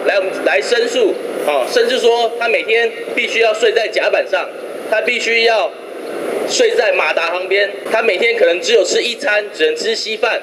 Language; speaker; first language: Chinese; native; Chinese